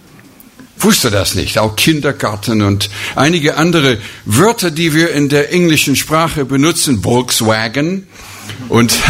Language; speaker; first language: German; non-native, fluent; English